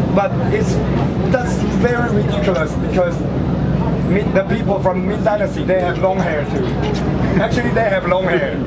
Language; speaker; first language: English; non-native, fluent; Chinese